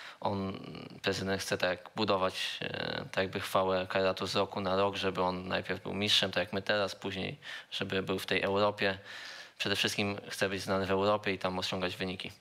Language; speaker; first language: Polish; native; Polish